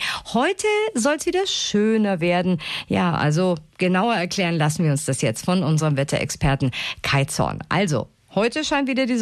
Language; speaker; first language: German; native; German